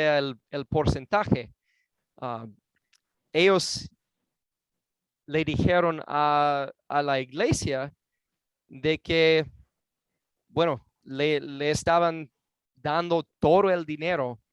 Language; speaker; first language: Spanish; non-native, fluent; English